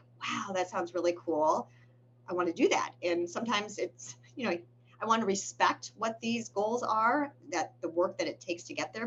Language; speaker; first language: English; native; English